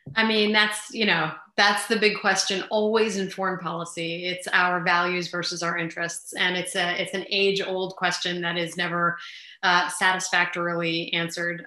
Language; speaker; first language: English; early bilingual, other home language; Armenian